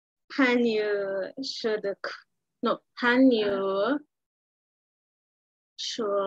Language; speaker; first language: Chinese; non-native, learner; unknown